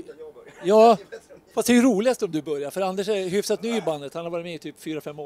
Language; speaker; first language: Swedish; native; Swedish